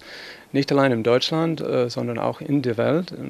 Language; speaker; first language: German; non-native, fluent; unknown